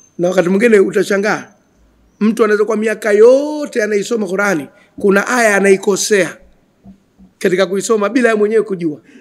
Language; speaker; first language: Swahili; native; Swahili